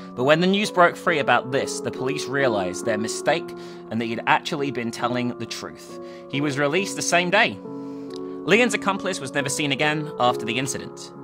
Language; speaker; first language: English; native; English